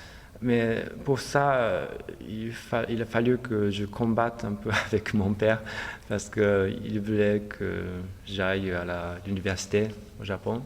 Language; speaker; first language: French; non-native, fluent; Japanese